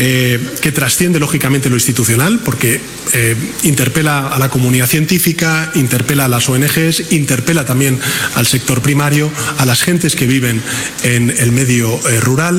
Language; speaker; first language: Spanish; native; Spanish